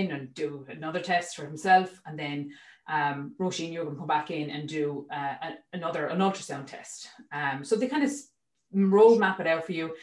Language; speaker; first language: English; native; English